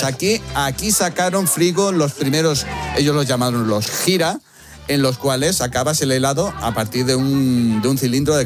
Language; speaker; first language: Spanish; native; Spanish